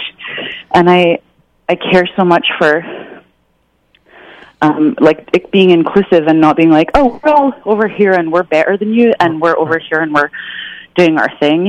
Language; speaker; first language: English; native; English